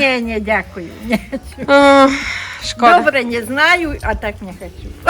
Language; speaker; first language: Ukrainian; non-native, local second language; Hungarian